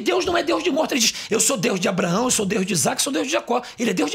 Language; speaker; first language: Portuguese; native; Portuguese